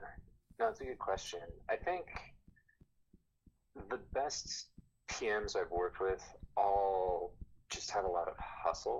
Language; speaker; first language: English; native; English